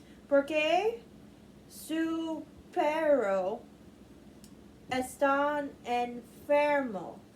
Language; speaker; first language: Spanish; non-native, learner; English